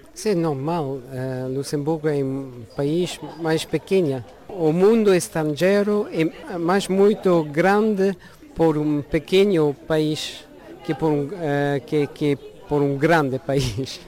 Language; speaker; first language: Portuguese; non-native, learner; Luxembourgish